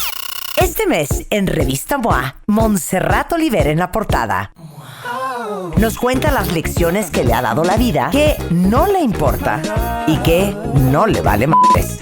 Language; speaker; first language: Spanish; native; Spanish